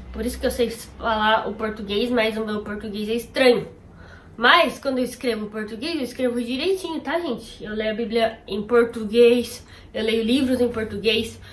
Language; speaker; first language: Portuguese; early bilingual, heritage; Portuguese